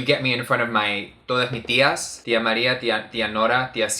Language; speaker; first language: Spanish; early bilingual, heritage; English